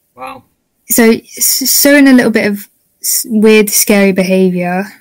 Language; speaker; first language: English; native; English